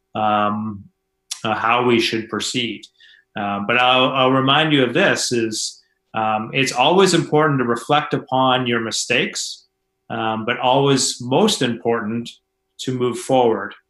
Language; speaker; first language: English; native; English